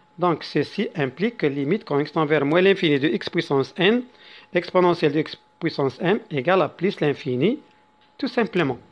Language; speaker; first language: French; non-native, local second language; Arabic